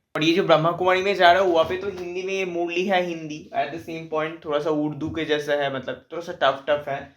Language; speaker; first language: Hindi; non-native, local second language; Bangla